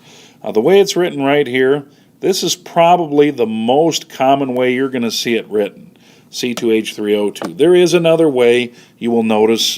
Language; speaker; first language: English; native; English